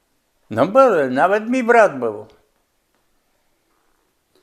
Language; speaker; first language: Polish; non-native, local second language; Rusyn